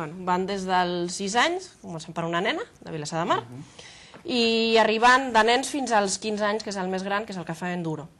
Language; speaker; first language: Catalan; native; Catalan